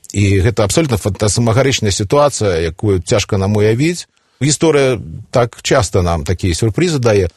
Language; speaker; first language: Belarusian; native; Belarusian